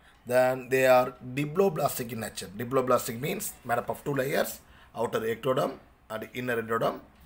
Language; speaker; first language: English; non-native, local second language; Tamil